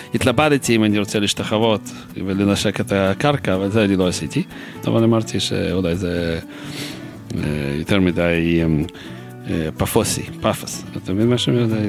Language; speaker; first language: Hebrew; non-native, fluent; Russian